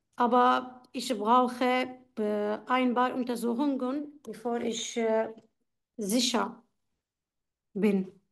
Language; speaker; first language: German; non-native, fluent; Arabic